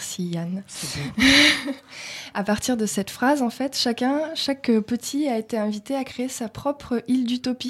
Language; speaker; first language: French; native; French